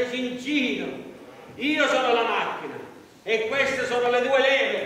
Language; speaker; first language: Italian; native; Italian